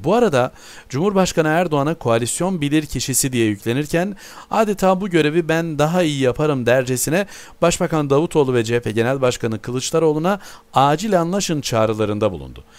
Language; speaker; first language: Turkish; native; Turkish